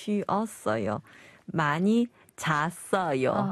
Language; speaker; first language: Korean; non-native, learner; Chinese